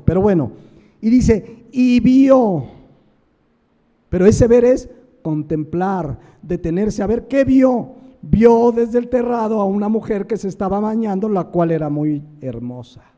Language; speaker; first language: Spanish; native; Spanish